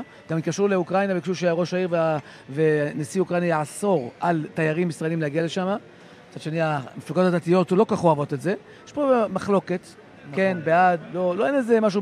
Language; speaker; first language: Hebrew; native; Hebrew